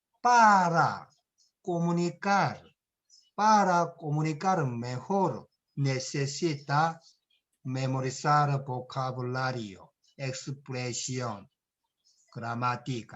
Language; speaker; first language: Spanish; non-native, learner; Korean